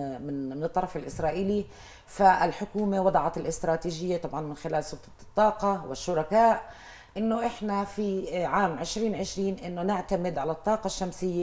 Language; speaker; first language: Arabic; native; Arabic